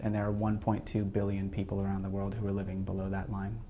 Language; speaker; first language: English; native; English